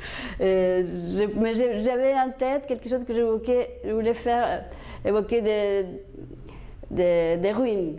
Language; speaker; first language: French; non-native, fluent; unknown